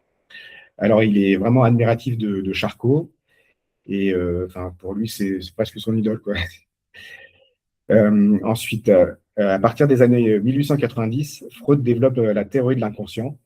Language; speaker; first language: French; native; French